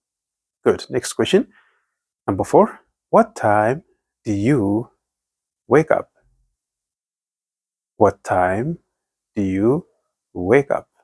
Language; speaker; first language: English; non-native, fluent; Tigrinya